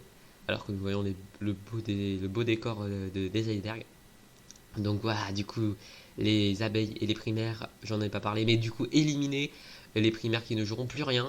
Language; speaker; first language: French; native; French